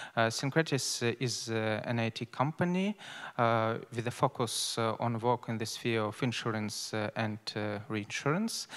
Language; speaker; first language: English; non-native, fluent; Russian